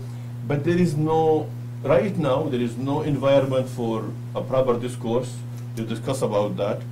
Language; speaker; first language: English; non-native, fluent; Arabic